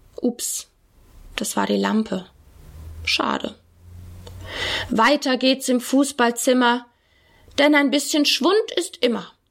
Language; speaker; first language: German; native; German